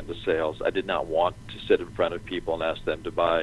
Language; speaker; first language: English; native; English